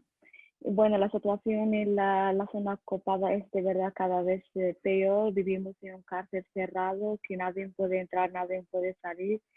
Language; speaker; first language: Spanish; non-native, learner; Arabic